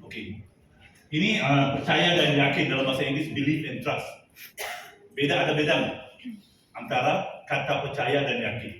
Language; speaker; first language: Indonesian; non-native, fluent; Tamil